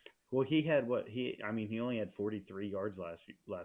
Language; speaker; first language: English; native; English